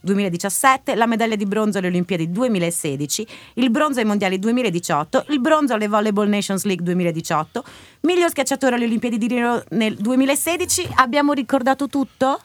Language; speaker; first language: Italian; native; Italian